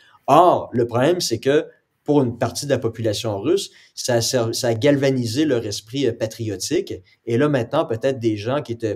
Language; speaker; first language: French; native; French